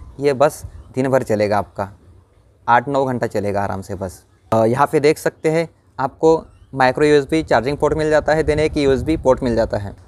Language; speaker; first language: Hindi; non-native, local second language; Marathi